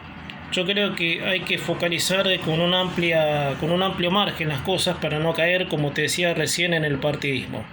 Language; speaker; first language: Spanish; native; Spanish